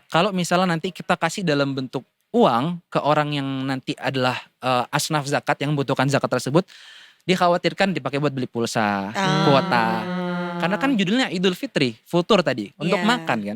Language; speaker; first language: Indonesian; native; Indonesian